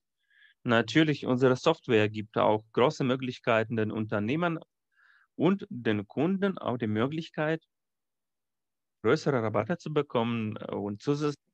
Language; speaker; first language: German; non-native, fluent; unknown